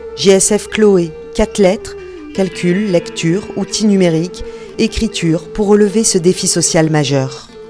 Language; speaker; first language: French; native; French